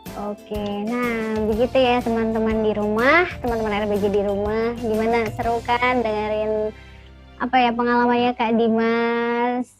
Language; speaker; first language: Indonesian; native; Indonesian